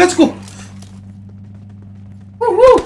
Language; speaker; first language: English; non-native, learner; Korean